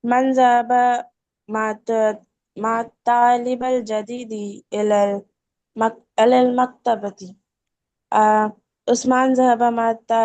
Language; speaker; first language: Arabic; non-native, learner; Urdu